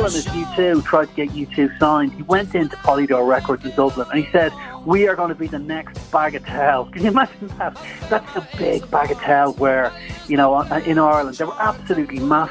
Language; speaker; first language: English; native; English